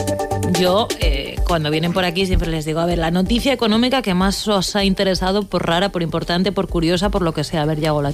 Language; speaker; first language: Spanish; native; Spanish